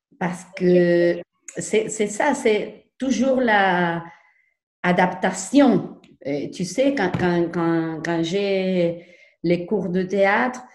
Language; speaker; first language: French; non-native, learner; Spanish